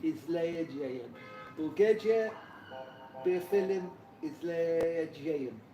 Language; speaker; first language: Turkish; non-native, learner; English